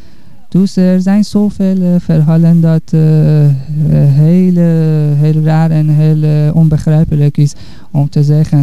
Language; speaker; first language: Dutch; non-native, learner; Persian